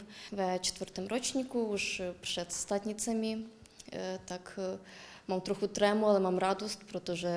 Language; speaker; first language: Czech; non-native, learner; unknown